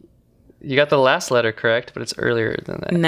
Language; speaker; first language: English; native; English